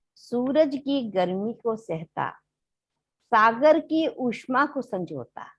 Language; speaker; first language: Hindi; native; Hindi